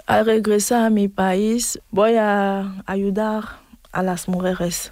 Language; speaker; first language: Spanish; non-native, fluent; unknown